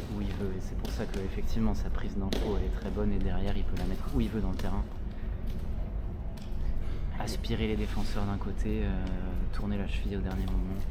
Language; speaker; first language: French; native; French